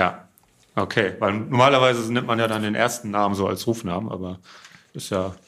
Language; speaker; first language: German; native; German